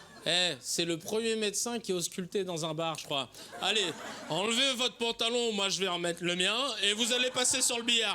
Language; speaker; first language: French; native; French